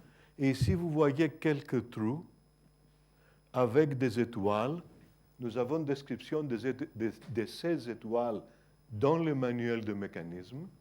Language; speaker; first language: French; non-native, fluent; Greek